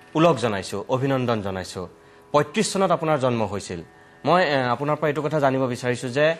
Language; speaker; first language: Assamese; native; Assamese